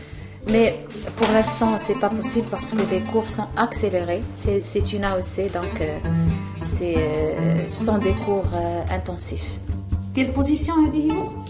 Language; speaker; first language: French; non-native, local second language; Arabic